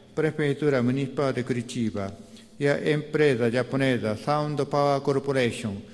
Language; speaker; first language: Portuguese; non-native, fluent; Japanese